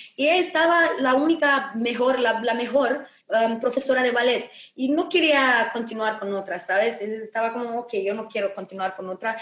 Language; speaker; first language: Spanish; non-native, fluent; Romanian